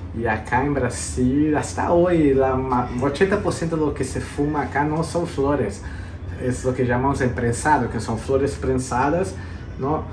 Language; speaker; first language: Spanish; early bilingual, heritage; Spanish